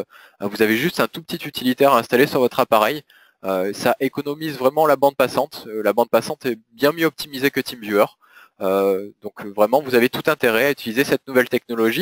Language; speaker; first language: French; native; French